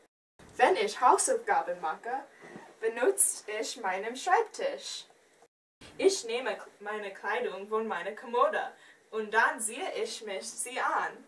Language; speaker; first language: German; non-native, learner; English